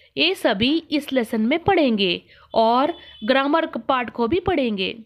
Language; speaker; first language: Hindi; non-native, local second language; Kannada